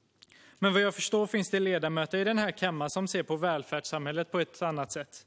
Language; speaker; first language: Swedish; native; Swedish